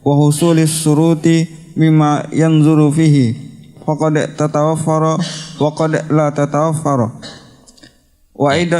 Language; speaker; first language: Arabic; non-native, fluent; Indonesian